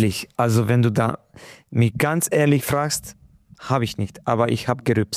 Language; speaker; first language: German; non-native, local second language; Hungarian